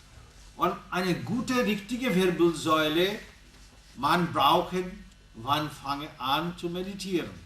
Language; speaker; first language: German; non-native, learner; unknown